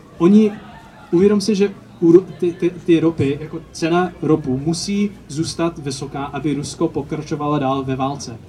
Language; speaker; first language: Czech; early bilingual, heritage; Czech